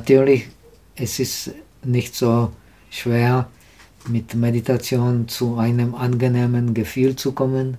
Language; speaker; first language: German; non-native, learner; Czech